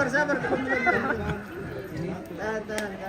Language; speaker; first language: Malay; non-native, local second language; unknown